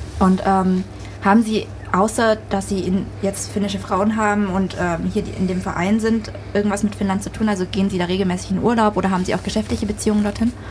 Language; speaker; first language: German; early bilingual, other home language; Vietnamese